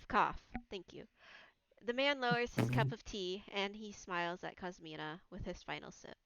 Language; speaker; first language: English; native; English